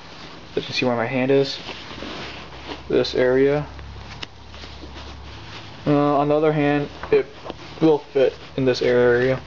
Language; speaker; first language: English; native; English